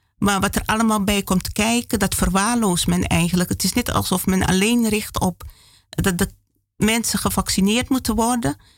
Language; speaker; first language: Dutch; native; Dutch